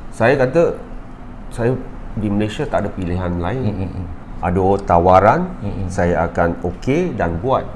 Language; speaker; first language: Malay; non-native, local second language; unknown